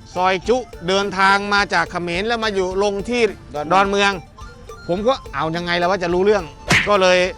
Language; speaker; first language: Thai; native; Thai